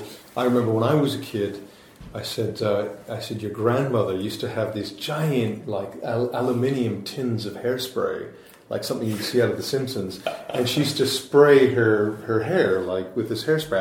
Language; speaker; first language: English; native; English